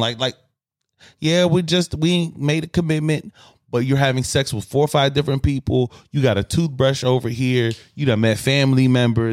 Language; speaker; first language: English; native; English